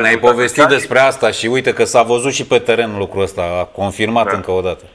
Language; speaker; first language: Romanian; native; Romanian